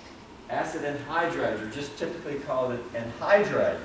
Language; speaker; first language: English; native; English